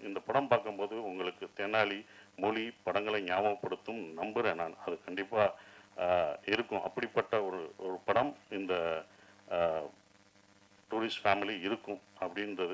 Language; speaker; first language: Tamil; native; Tamil